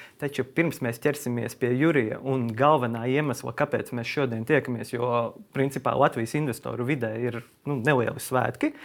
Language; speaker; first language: Latvian; native; Latvian